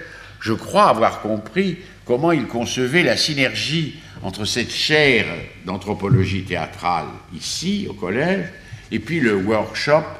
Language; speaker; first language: French; native; French